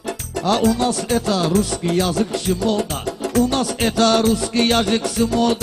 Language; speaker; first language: Russian; non-native, learner; Talysh